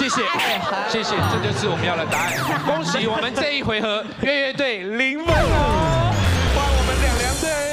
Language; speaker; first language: Chinese; native; Chinese